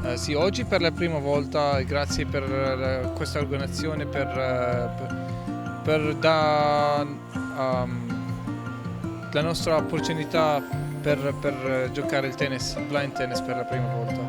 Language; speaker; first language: Italian; non-native, learner; Arabic